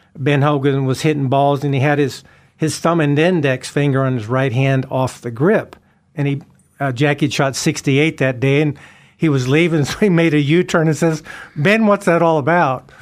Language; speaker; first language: English; native; English